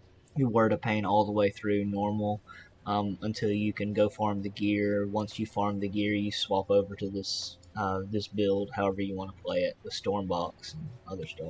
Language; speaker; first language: English; native; English